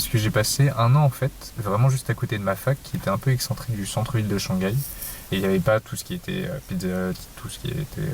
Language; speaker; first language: French; native; French